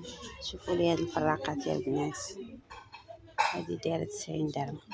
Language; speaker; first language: Arabic; native; Arabic